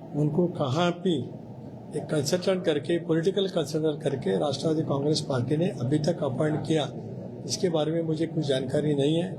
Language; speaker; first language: Hindi; non-native, local second language; Marathi